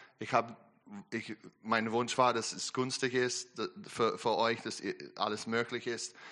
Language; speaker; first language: German; non-native, learner; English